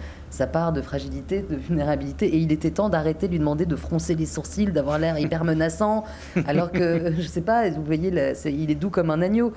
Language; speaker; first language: French; native; French